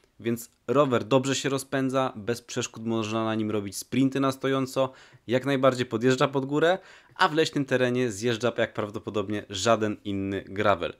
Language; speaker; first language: Polish; native; Polish